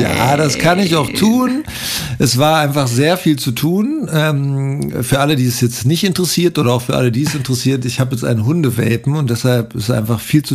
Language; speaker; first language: German; native; German